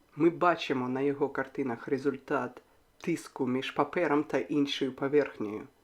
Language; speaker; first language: Ukrainian; non-native, local second language; Russian